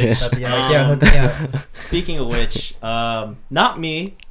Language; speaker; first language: English; native; English